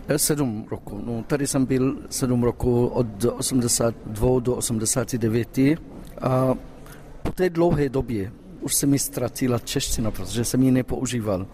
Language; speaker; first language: Czech; non-native, fluent; Arabic